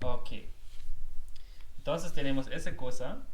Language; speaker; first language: Spanish; non-native, learner; German